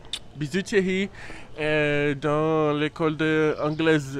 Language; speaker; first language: French; non-native, learner; Portuguese